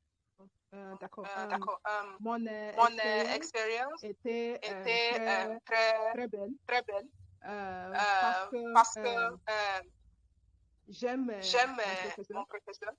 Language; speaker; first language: French; non-native, learner; Yoruba